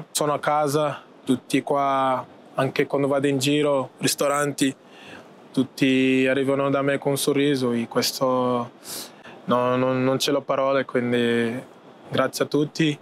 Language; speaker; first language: Italian; non-native, fluent; Portuguese